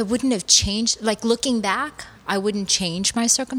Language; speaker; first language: English; early bilingual, other home language; Korean